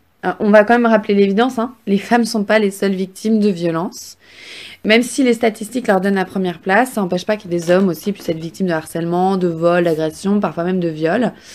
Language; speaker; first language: French; native; French